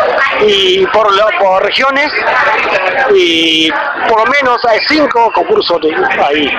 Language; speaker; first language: Spanish; non-native, fluent; Chinese